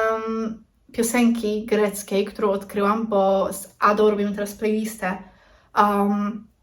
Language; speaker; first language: Polish; native; Polish